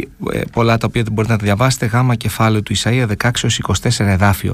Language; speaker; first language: Greek; native; Greek